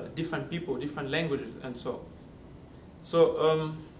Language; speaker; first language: English; non-native, fluent; French